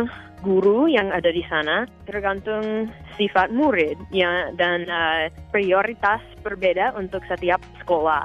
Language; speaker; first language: Indonesian; non-native, fluent; English